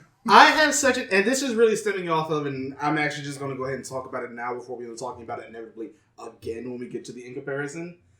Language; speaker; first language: English; native; English